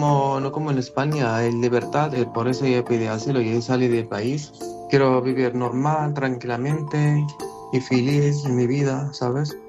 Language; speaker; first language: Spanish; non-native, local second language; Arabic